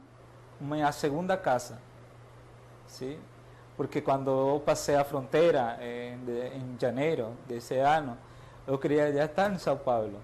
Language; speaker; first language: Portuguese; non-native, fluent; Spanish